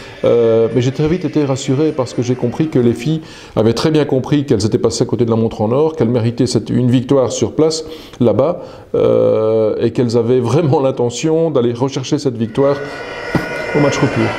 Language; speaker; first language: French; native; French